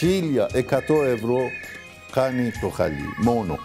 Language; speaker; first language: Greek; non-native, fluent; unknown